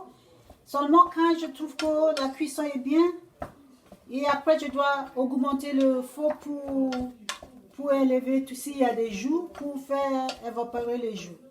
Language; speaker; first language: French; non-native, fluent; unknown